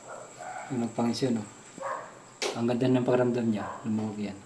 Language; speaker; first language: Filipino; native; Filipino